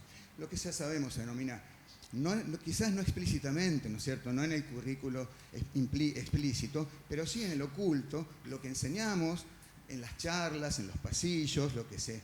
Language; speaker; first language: Spanish; native; Spanish